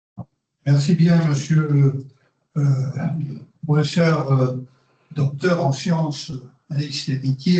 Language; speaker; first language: French; non-native, fluent; Spanish